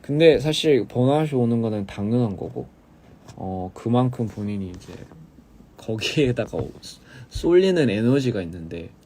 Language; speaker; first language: Korean; early bilingual, other home language; English